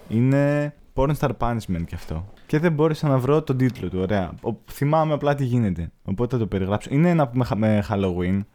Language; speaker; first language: Greek; native; Greek